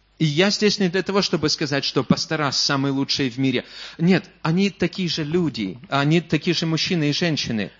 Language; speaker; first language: Russian; native; Russian